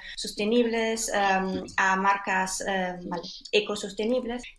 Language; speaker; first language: Spanish; non-native, fluent; German